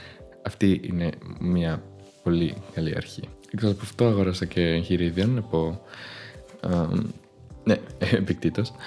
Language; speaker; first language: Greek; non-native, fluent; Spanish